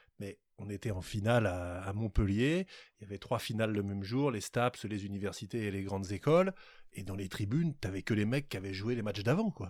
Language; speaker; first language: French; non-native, fluent; English